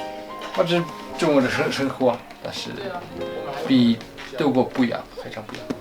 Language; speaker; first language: Chinese; non-native, learner; German